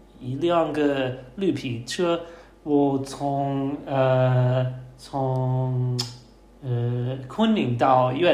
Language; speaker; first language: Chinese; non-native, learner; English